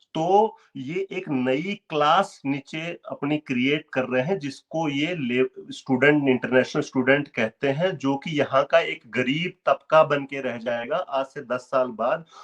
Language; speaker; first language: Hindi; native; Hindi